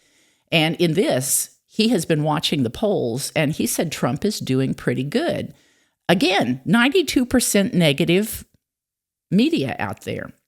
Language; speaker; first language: English; native; English